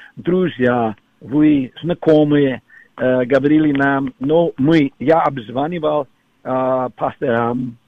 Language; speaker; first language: Russian; non-native, fluent; English